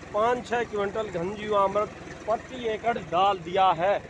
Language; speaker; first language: Hindi; native; Hindi